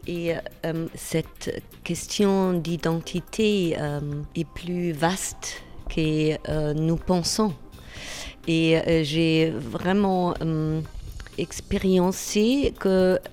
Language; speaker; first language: French; non-native, fluent; German